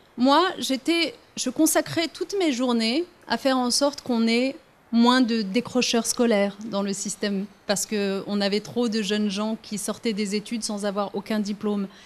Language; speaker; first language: French; early bilingual, other home language; Riffian